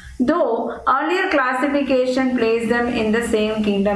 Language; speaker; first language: English; non-native, local second language; Tamil